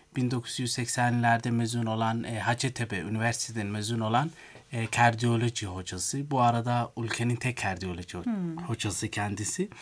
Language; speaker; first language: Turkish; non-native, fluent; Somali